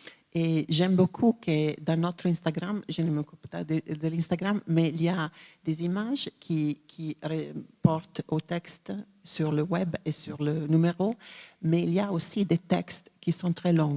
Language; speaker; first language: French; non-native, fluent; Italian